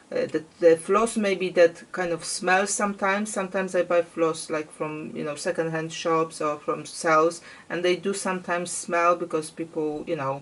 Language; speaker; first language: English; non-native, fluent; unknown